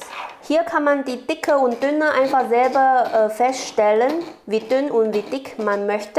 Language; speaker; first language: German; non-native, learner; Chinese